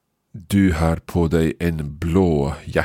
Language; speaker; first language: Swedish; non-native, learner; English